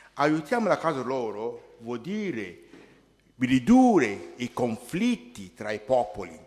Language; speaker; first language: Italian; non-native, fluent; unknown